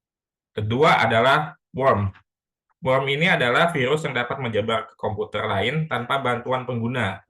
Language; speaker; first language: Indonesian; native; Indonesian